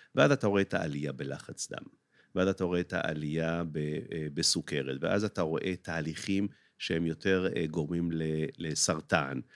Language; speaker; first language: Hebrew; native; Hebrew